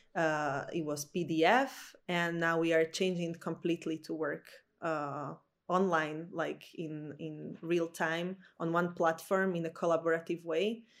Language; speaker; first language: English; non-native, fluent; Slovak